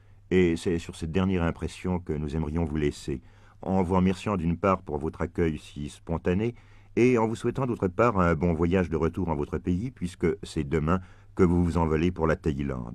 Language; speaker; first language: French; native; French